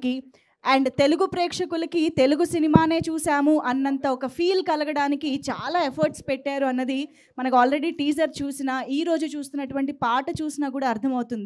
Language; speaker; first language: Telugu; native; Telugu